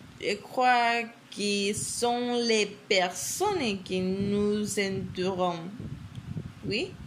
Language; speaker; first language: French; non-native, learner; Spanish